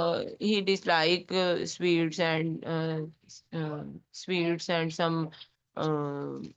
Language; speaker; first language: English; non-native, learner; Urdu